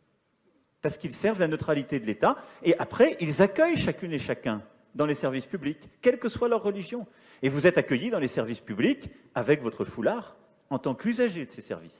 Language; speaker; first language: French; native; French